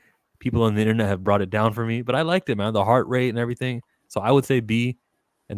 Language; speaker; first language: English; native; English